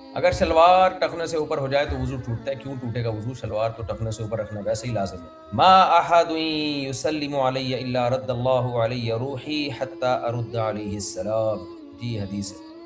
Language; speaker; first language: Urdu; native; Urdu